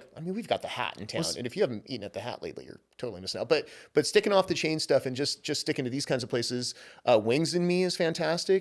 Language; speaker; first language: English; native; English